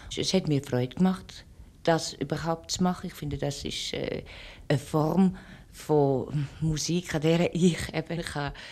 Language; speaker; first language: German; early bilingual, other home language; French